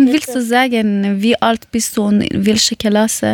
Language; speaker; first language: German; non-native, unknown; Persian